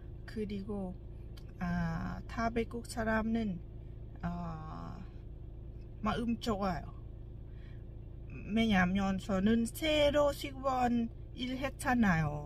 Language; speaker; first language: Korean; non-native, learner; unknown